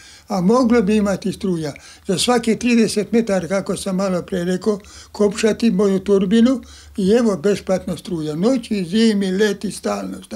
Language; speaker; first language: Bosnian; non-native, local second language; Hungarian